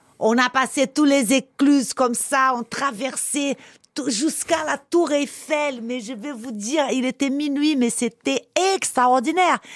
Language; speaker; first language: French; non-native, fluent; Portuguese